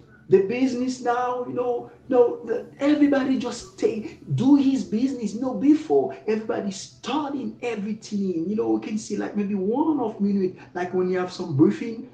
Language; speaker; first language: English; non-native, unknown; Haitian Creole